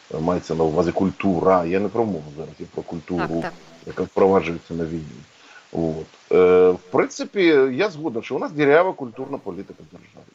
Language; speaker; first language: Ukrainian; native; Ukrainian